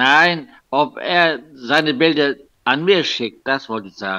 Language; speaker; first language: German; non-native, local second language; Luxembourgish